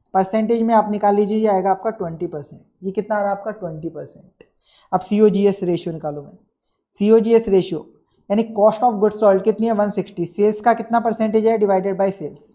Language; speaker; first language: Hindi; native; Hindi